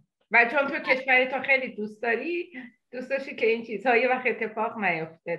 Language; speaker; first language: Persian; native; Persian